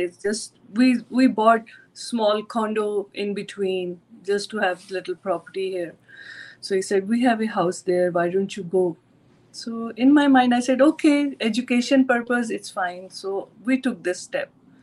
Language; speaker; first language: English; non-native, local second language; Hindi